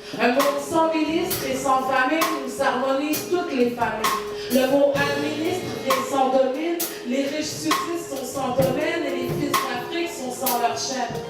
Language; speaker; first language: French; early bilingual, other home language; Haitian Creole